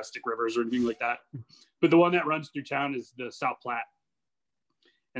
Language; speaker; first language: English; native; English